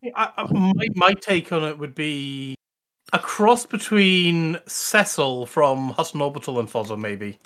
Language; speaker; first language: English; native; English